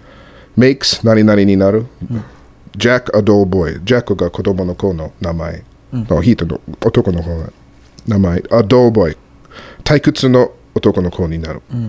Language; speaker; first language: Japanese; non-native, fluent; English